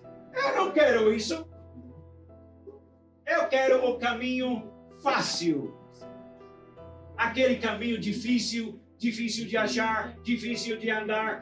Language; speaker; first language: Portuguese; non-native, fluent; English